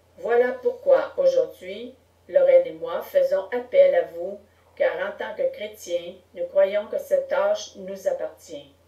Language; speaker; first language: French; native; French